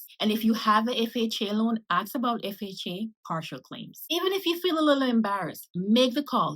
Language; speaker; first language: English; native; English